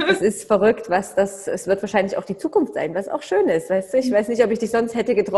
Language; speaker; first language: German; native; German